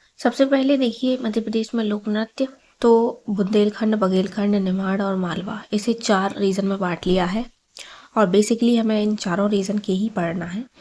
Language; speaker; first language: Hindi; native; Hindi